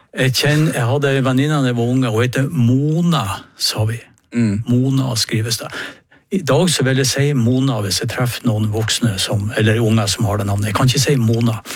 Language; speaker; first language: Norwegian; native; Norwegian